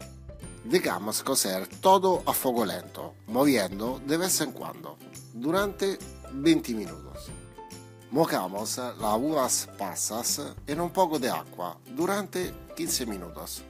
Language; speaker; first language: Spanish; non-native, fluent; Italian